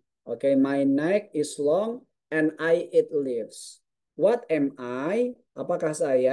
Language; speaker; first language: English; non-native, fluent; Indonesian